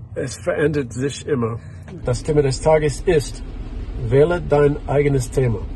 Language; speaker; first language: German; non-native, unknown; English